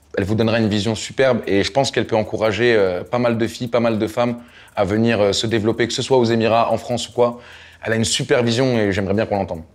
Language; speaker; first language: French; native; French